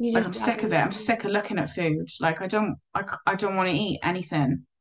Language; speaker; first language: English; native; English